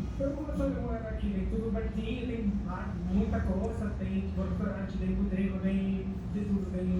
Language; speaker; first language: Portuguese; non-native, fluent; Spanish